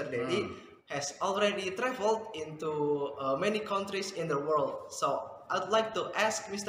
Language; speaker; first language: English; non-native, fluent; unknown